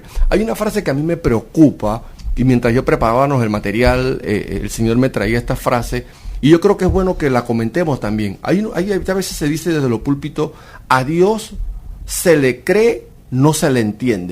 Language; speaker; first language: Spanish; native; Spanish